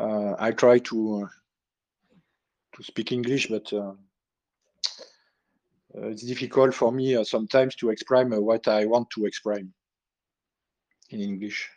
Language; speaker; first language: English; non-native, learner; French